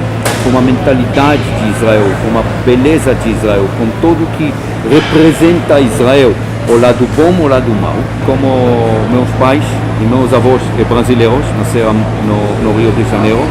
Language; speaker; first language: Portuguese; non-native, fluent; Hebrew